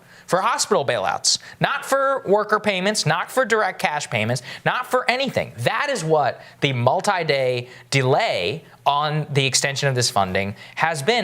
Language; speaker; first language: English; native; English